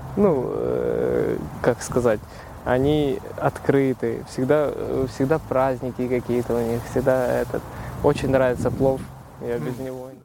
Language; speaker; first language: Russian; native; Russian